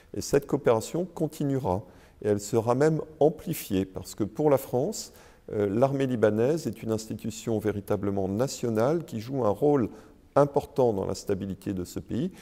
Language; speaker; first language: French; native; French